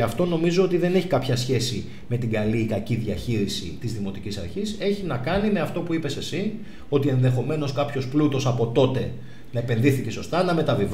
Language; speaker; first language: Greek; native; Greek